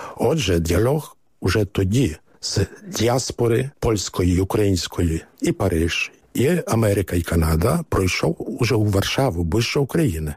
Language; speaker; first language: Ukrainian; early bilingual, heritage; Ukrainian